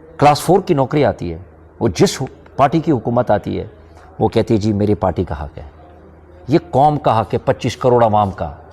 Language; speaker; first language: Urdu; non-native, local second language; Pashto